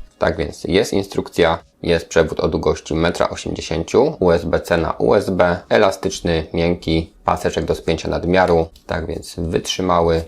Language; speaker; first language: Polish; native; Polish